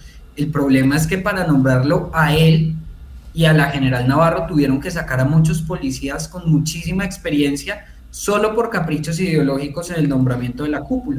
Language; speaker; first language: Spanish; native; Spanish